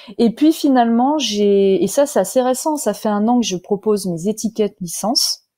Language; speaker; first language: French; native; French